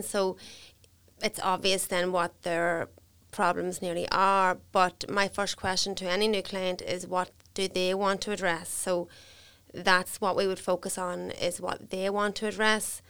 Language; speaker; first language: English; native; English